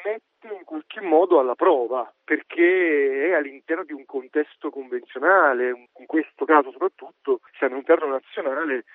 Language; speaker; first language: Italian; native; Italian